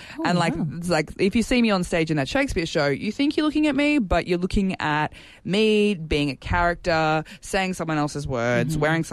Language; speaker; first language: English; native; English